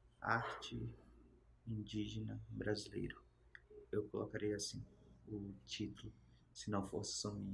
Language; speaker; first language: Portuguese; non-native, local second language; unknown